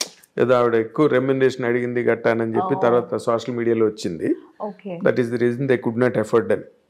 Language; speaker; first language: Telugu; native; Telugu